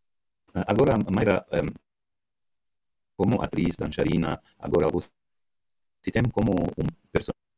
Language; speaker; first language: Portuguese; non-native, learner; Arabic